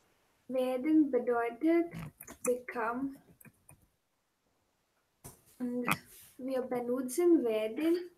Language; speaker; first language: German; non-native, learner; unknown